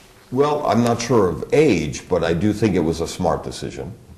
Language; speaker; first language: English; early bilingual, other home language; Armenian